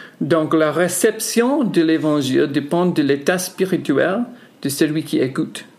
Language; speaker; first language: French; non-native, fluent; English